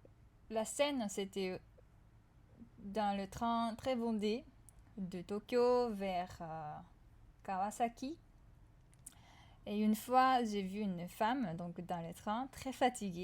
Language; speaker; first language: French; non-native, fluent; Japanese